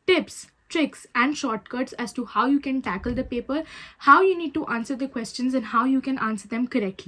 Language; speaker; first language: English; non-native, local second language; Hindi